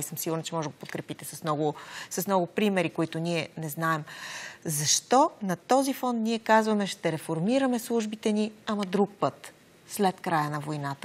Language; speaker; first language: Bulgarian; native; Bulgarian